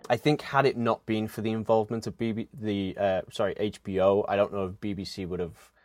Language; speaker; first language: English; native; English